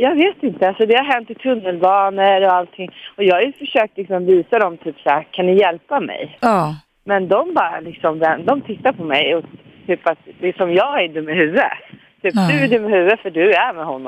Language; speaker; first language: Swedish; native; Swedish